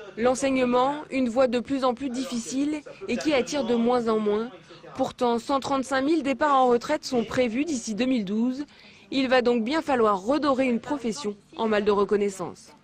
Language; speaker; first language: French; native; French